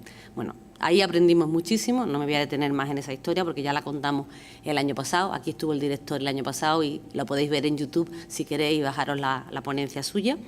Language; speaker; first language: Spanish; native; Spanish